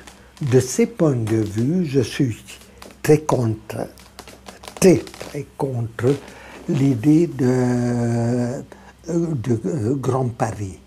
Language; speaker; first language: French; non-native, fluent; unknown